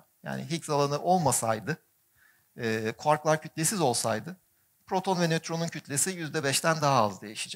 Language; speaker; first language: Turkish; native; Turkish